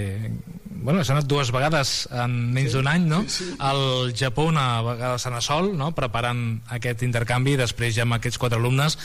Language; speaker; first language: Catalan; native; Catalan